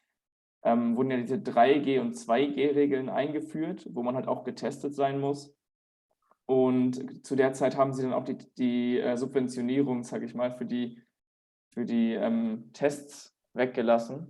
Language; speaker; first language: German; native; German